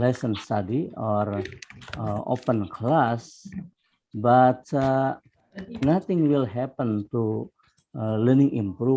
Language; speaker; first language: English; non-native, fluent; Indonesian